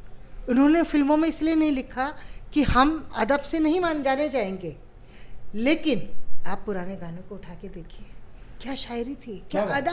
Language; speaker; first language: Hindi; native; Hindi